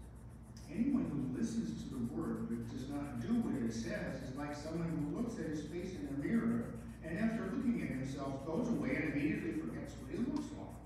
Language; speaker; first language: English; native; English